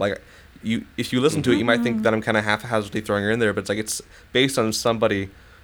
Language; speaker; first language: English; native; English